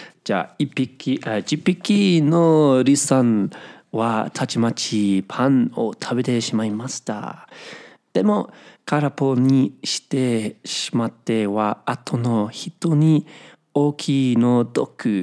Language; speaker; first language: Japanese; non-native, fluent; English